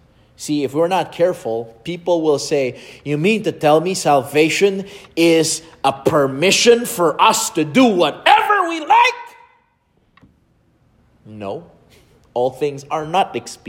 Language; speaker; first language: English; non-native, local second language; Filipino